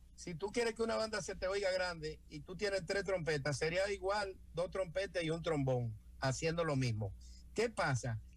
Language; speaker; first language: Spanish; native; Spanish